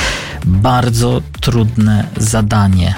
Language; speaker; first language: Polish; native; Polish